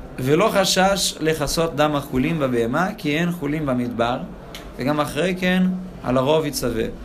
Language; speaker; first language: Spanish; non-native, fluent; Portuguese